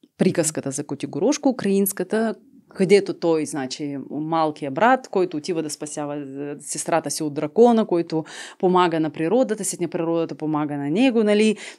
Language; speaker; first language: Bulgarian; early bilingual, heritage; Bulgarian